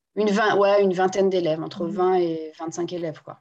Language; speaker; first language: French; non-native, local second language; Guadeloupean Creole French